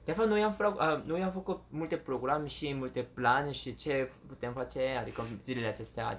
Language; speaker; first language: Romanian; non-native, learner; Korean